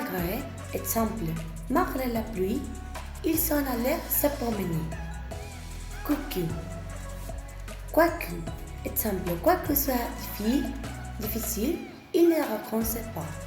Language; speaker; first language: French; non-native, learner; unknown